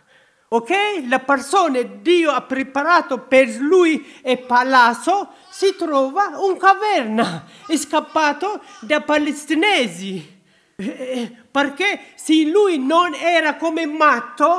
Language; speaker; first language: Italian; non-native, learner; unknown